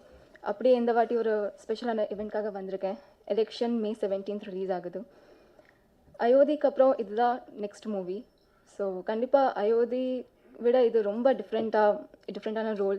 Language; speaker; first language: Tamil; non-native, fluent; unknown